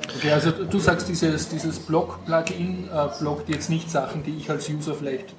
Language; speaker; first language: German; native; German